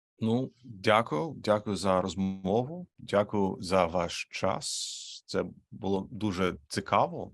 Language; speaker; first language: Ukrainian; non-native, learner; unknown